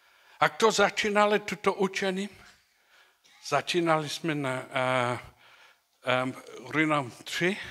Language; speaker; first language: Czech; non-native, learner; English